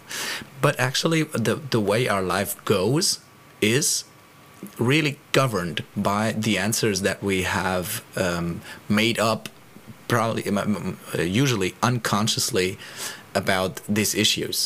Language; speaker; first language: English; non-native, fluent; German